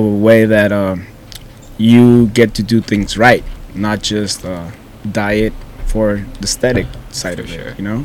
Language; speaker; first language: English; non-native, fluent; Spanish